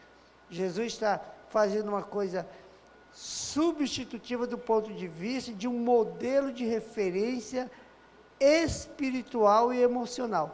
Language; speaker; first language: Portuguese; native; Portuguese